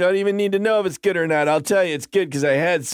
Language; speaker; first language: English; native; English